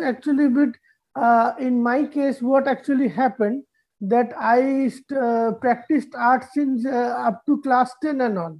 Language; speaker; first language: English; non-native, local second language; Bangla